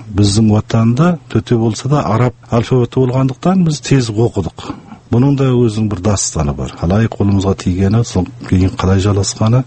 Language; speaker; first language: Kazakh; early bilingual, heritage; Kazakh